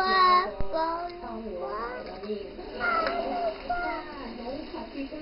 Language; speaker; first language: Chinese; non-native, fluent; Korean